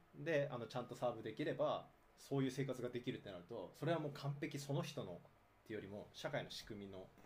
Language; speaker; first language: Japanese; native; Japanese